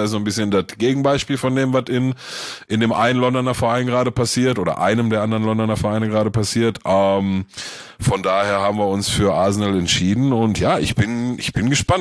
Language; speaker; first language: German; native; German